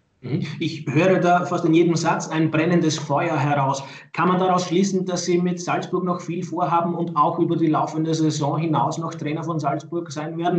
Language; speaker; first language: German; native; German